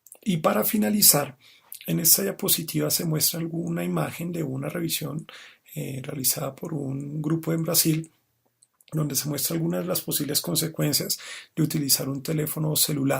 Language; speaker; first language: Spanish; native; Spanish